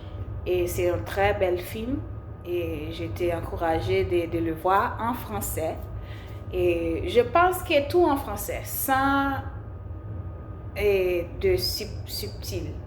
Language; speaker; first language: French; non-native, learner; English